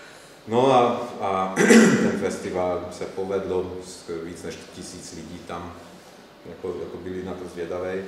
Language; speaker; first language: Czech; non-native, fluent; Hungarian